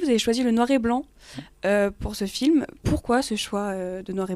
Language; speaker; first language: French; native; French